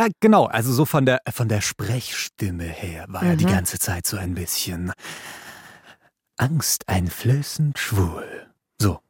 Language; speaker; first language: German; native; German